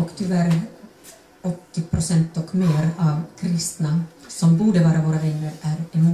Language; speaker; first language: Swedish; non-native, fluent; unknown